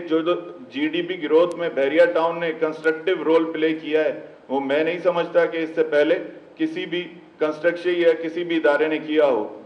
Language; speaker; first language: Urdu; native; Urdu